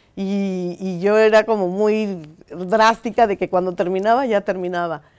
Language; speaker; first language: Spanish; native; Spanish